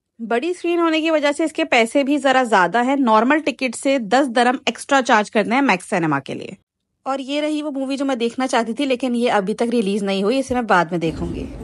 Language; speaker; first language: Urdu; native; Urdu